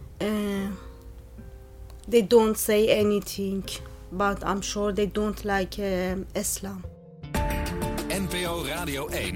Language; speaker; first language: English; non-native, learner; Persian